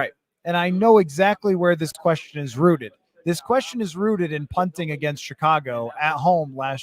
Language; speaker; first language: English; native; English